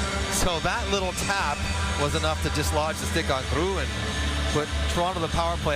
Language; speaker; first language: English; native; English